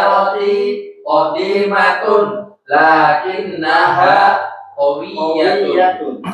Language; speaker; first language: Arabic; non-native, learner; Indonesian